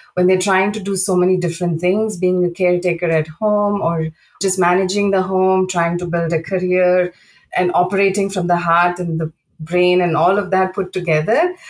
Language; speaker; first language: English; non-native, local second language; Telugu